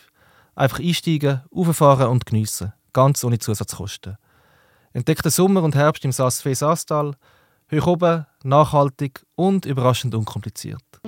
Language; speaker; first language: German; native; German